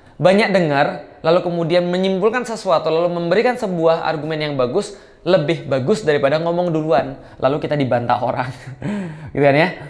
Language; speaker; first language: Indonesian; native; Indonesian